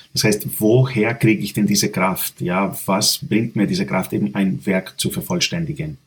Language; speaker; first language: German; non-native, fluent; Greek